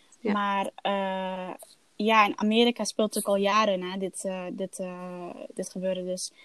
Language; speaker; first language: Dutch; early bilingual, other home language; Somali